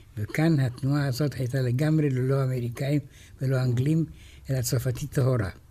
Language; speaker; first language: Hebrew; non-native, fluent; Romanian